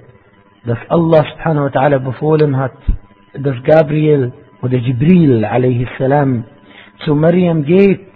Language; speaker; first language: German; non-native, fluent; Arabic